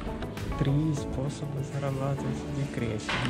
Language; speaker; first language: Russian; non-native, learner; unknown